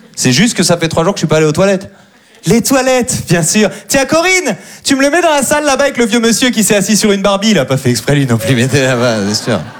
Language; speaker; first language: French; native; French